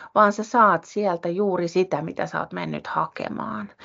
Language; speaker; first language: Finnish; native; Finnish